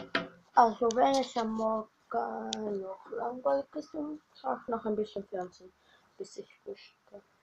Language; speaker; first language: German; early bilingual, other home language; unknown